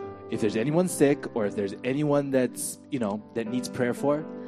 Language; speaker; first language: English; native; English